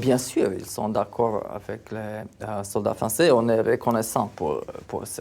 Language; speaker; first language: French; non-native, fluent; Romanian